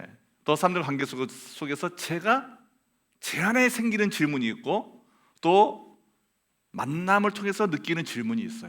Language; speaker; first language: Korean; native; Korean